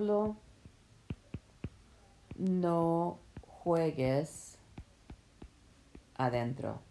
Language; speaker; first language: Spanish; non-native, fluent; English